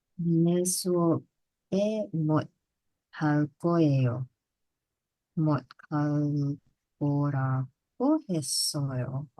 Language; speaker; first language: Korean; non-native, learner; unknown